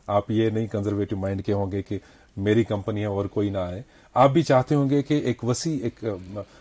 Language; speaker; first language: Hindi; non-native, local second language; Kashmiri